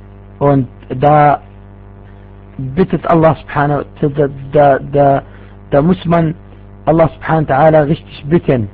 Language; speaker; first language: German; non-native, fluent; Arabic